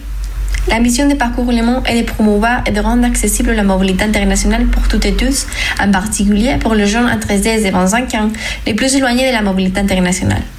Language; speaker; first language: French; non-native, fluent; Spanish